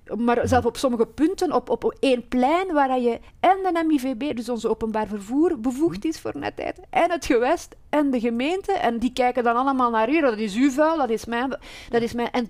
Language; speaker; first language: Dutch; native; Dutch